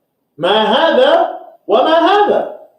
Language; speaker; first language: Arabic; non-native, fluent; English